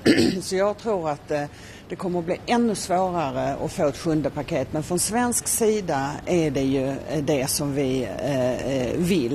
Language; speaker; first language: Swedish; native; Swedish